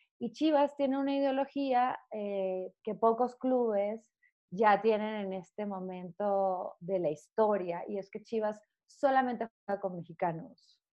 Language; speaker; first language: Spanish; native; Spanish